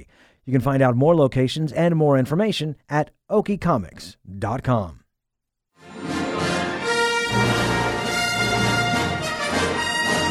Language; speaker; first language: English; native; English